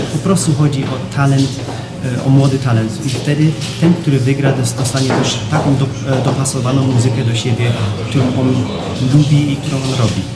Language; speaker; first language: Polish; early bilingual, heritage; Polish